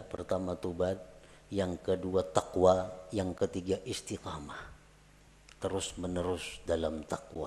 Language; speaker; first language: Indonesian; non-native, local second language; Banjar